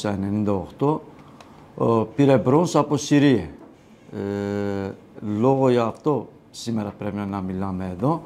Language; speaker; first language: Greek; non-native, learner; Kurdish